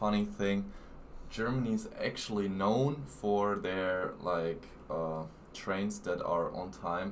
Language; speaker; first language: English; non-native, fluent; German